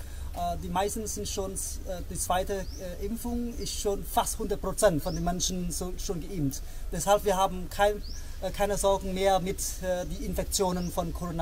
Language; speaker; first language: German; non-native, learner; Khmer